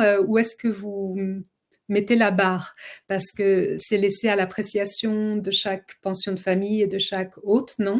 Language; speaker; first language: French; native; French